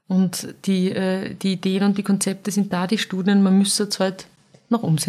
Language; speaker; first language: German; native; German